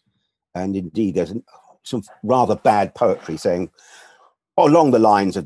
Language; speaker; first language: English; native; English